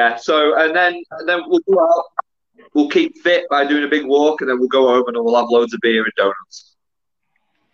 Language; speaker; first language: English; native; English